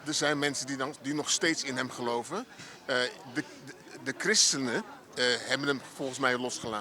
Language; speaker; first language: Dutch; native; Dutch